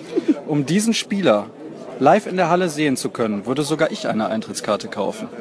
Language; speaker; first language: German; native; German